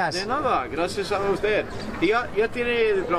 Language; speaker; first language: Spanish; non-native, fluent; English